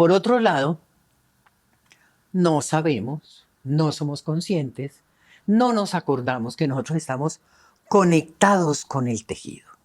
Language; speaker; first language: Spanish; native; Spanish